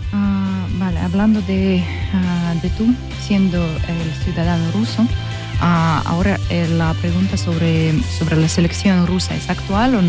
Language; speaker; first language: Spanish; non-native, learner; Russian